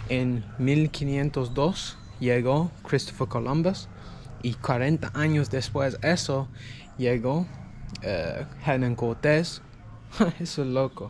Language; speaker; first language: Spanish; non-native, learner; English